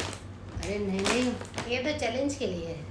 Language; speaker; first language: Hindi; native; Hindi